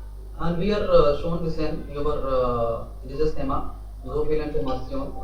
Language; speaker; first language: German; non-native, learner; Hindi